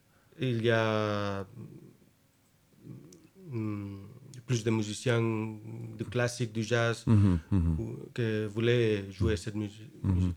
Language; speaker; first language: French; non-native, learner; Spanish